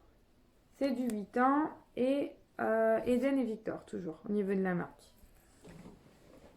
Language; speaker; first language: French; native; French